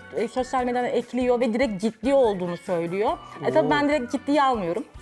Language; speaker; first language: Turkish; native; Turkish